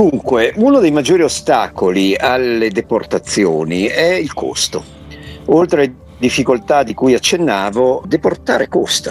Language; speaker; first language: Italian; native; Italian